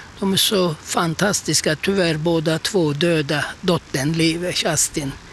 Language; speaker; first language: Swedish; non-native, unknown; Turkish